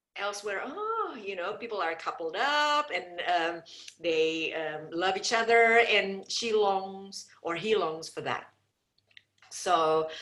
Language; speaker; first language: English; non-native, fluent; Indonesian